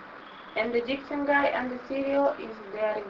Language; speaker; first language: English; non-native, local second language; Spanish